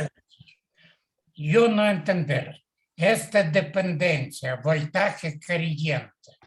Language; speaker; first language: Spanish; non-native, learner; Russian